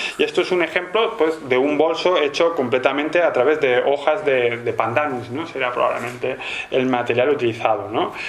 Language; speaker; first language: Spanish; native; Spanish